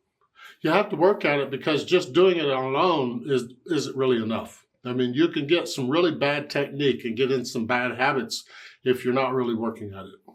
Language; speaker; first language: English; native; English